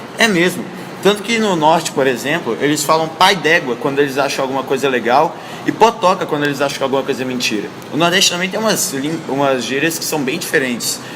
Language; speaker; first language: Portuguese; native; Portuguese